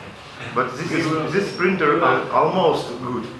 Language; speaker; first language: English; non-native, local second language; Latvian